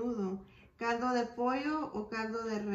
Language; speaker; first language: Spanish; early bilingual, heritage; Spanish